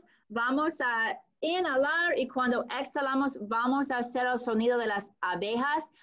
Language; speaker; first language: Spanish; non-native, fluent; English